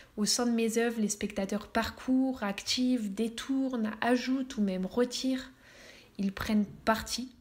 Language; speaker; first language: French; native; French